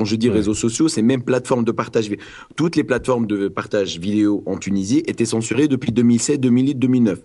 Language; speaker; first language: French; non-native, local second language; Arabic